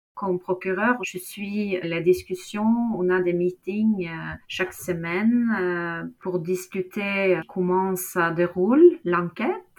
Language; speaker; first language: French; non-native, fluent; Norwegian